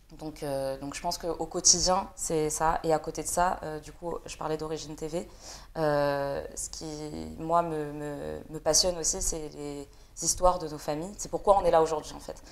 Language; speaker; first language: French; early bilingual, other home language; Vietnamese